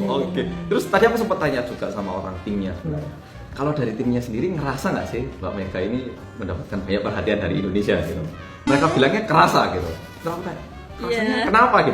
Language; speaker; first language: Indonesian; native; Indonesian